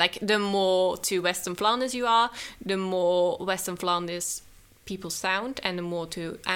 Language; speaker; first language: English; non-native, fluent; Dutch